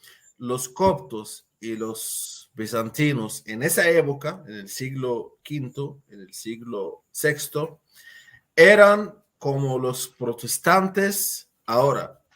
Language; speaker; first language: Spanish; non-native, fluent; Arabic